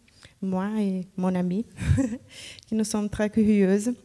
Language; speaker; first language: French; non-native, fluent; Portuguese